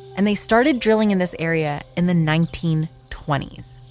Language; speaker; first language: English; non-native, local second language; Urdu